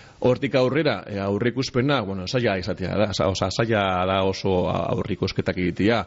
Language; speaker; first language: Basque; non-native, local second language; Spanish